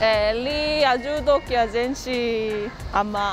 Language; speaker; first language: Portuguese; non-native, learner; Korean